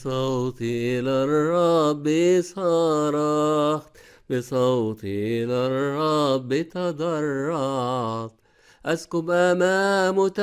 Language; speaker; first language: Arabic; native; Arabic